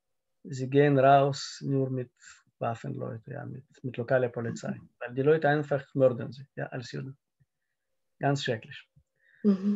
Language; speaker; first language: German; non-native, learner; Russian